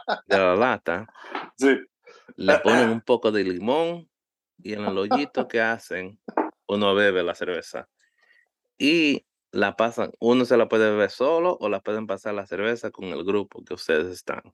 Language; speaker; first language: Spanish; early bilingual, heritage; Spanish